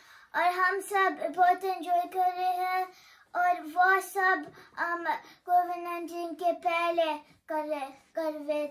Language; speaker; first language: Hindi; early bilingual, heritage; Hindi